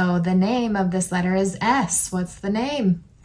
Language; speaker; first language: English; native; English